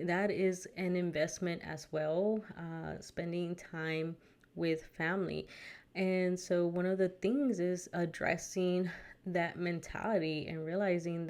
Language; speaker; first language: English; early bilingual, other home language; Spanish